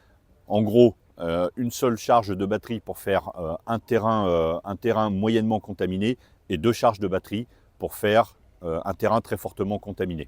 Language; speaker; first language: French; native; French